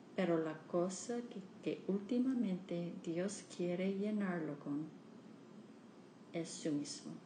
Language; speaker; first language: Spanish; non-native, learner; English